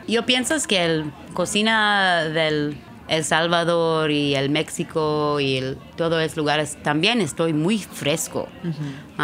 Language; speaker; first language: Spanish; non-native, learner; Hebrew